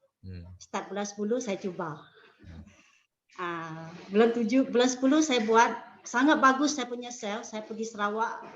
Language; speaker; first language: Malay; non-native, local second language; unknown